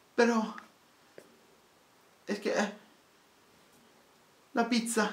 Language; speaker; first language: Spanish; non-native, fluent; Italian